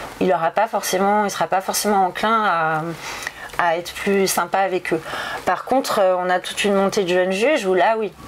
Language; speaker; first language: French; native; French